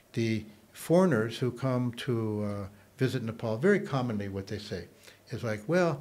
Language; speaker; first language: English; native; English